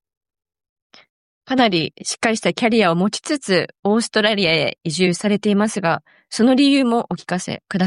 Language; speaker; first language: Japanese; native; Japanese